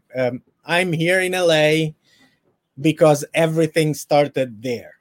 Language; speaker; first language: English; non-native, fluent; Italian